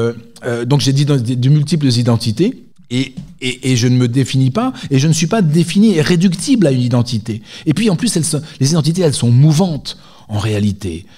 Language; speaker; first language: French; native; French